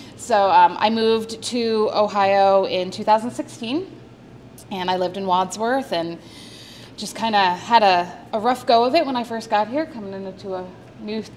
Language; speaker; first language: English; native; English